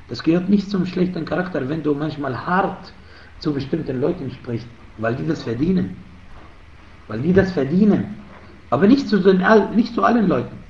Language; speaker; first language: German; non-native, fluent; Arabic